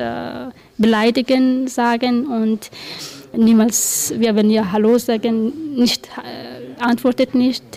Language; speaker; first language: German; non-native, learner; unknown